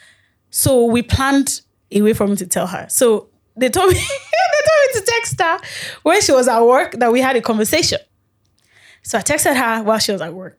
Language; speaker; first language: English; non-native, local second language; Yoruba